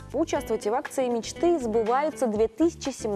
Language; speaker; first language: Russian; native; Russian